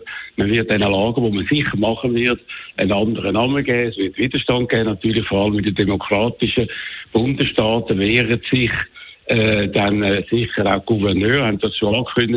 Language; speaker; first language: German; native; German